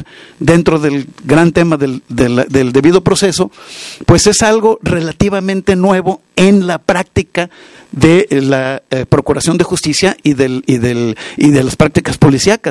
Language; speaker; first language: Spanish; native; Spanish